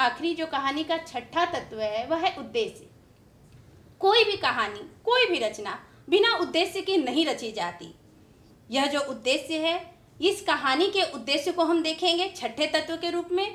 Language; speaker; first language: Hindi; native; Hindi